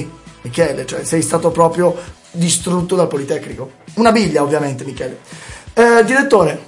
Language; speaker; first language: Italian; native; Italian